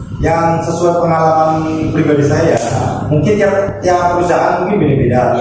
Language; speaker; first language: Indonesian; non-native, local second language; Javanese